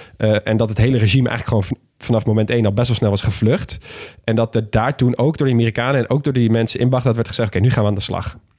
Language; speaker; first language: Dutch; native; Dutch